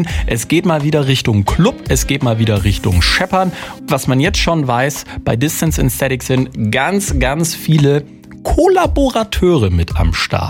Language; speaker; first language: German; native; German